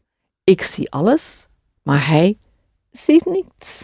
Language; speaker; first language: Dutch; non-native, fluent; English